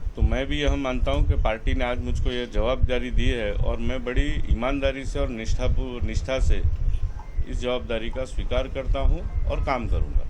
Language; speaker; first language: Hindi; non-native, local second language; Gujarati